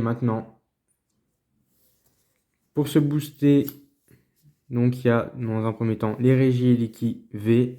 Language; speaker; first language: French; native; French